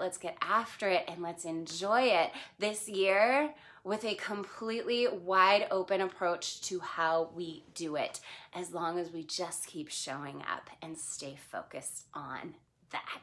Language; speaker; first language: English; native; English